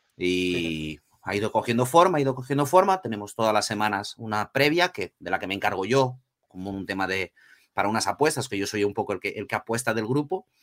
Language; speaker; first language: Spanish; early bilingual, other home language; Portuguese